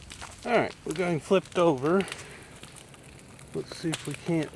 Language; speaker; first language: English; native; English